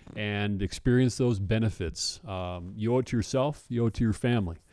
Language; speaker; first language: English; native; English